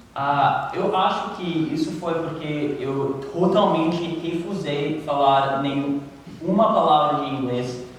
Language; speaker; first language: Portuguese; non-native, learner; English